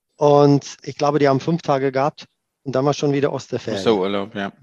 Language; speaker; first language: German; non-native, fluent; Afrikaans